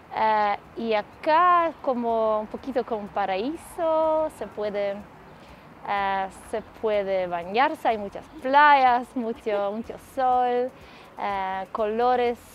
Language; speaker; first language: Spanish; non-native, learner; Polish